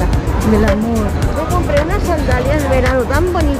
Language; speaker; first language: Spanish; native; Spanish